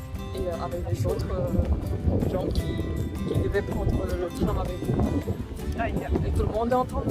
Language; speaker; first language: French; non-native, fluent; Korean